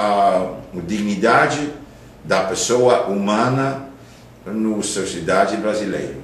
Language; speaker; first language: Portuguese; non-native, fluent; Dutch